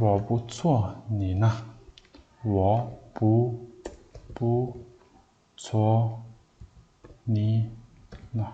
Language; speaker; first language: Chinese; non-native, learner; Mongolian